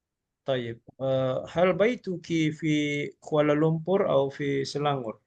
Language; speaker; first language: Arabic; non-native, fluent; Malay